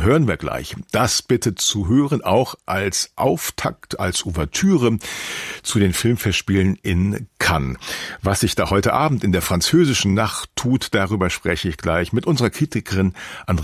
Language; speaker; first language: German; native; German